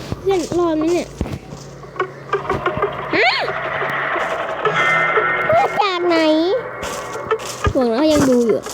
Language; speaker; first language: Thai; native; Thai